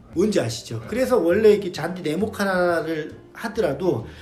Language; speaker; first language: Korean; native; Korean